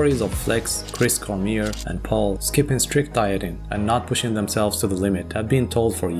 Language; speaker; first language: English; native; English